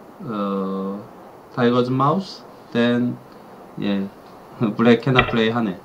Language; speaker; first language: English; non-native, learner; Korean